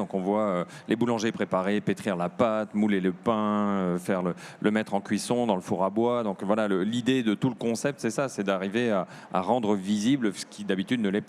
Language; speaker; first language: French; native; French